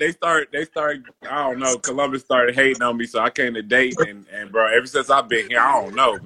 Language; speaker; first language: English; native; English